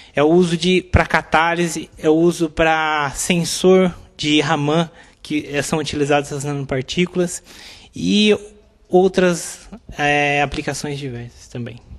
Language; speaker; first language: Portuguese; native; Portuguese